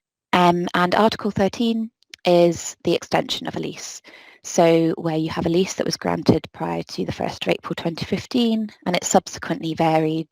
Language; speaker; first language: English; native; English